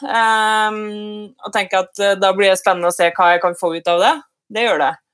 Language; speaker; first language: Norwegian; native; Norwegian